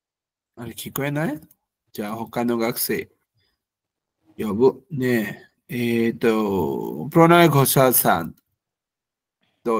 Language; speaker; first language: Japanese; non-native, fluent; Bangla